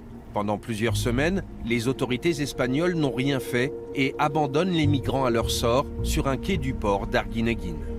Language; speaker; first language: French; native; French